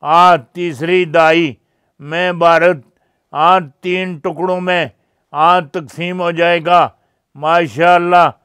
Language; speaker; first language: Urdu; non-native, local second language; Punjabi